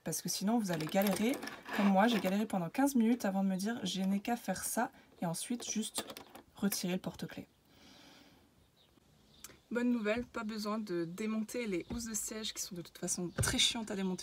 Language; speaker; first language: French; native; French